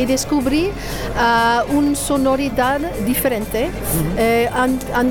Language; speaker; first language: Spanish; non-native, fluent; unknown